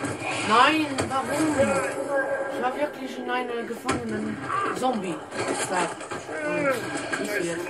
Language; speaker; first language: German; non-native, learner; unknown